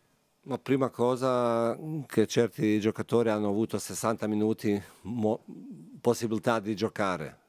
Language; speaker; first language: Italian; non-native, fluent; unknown